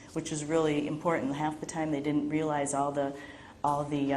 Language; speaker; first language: English; native; English